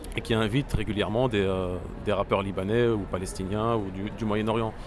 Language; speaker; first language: French; non-native, local second language; Arabic